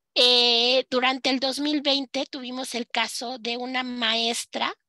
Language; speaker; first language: Spanish; native; Spanish